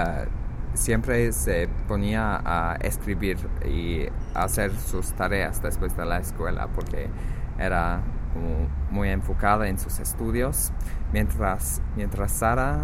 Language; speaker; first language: Spanish; non-native, fluent; English